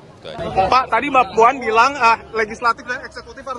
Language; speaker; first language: Indonesian; native; Indonesian